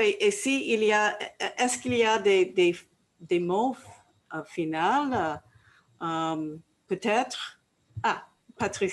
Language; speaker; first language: French; non-native, learner; English